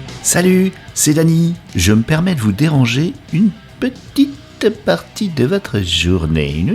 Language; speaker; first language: French; native; French